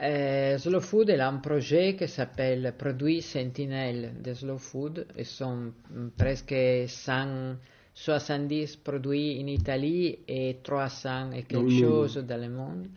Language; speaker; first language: French; non-native, fluent; Italian